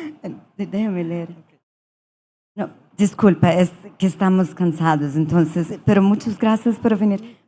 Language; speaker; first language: Spanish; non-native, fluent; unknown